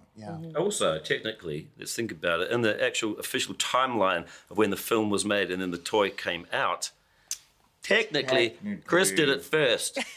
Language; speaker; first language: English; native; English